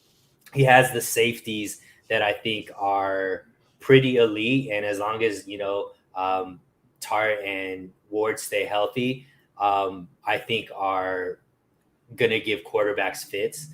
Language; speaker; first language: English; native; English